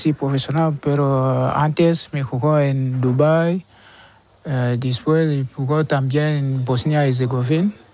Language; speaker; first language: Spanish; non-native, learner; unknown